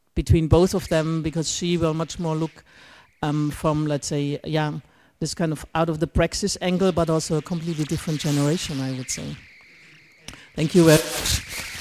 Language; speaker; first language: English; non-native, fluent; German